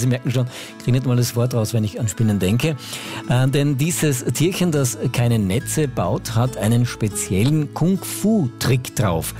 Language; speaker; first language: German; native; German